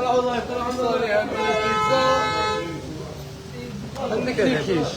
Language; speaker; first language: Arabic; native; Arabic